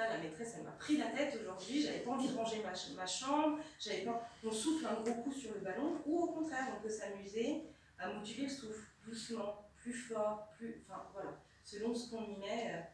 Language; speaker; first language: French; native; French